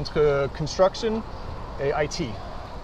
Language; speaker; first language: French; early bilingual, heritage; English